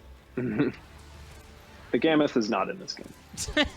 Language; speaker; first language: English; native; English